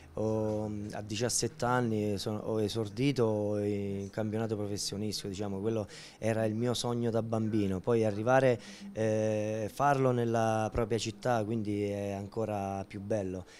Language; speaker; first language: Italian; native; Italian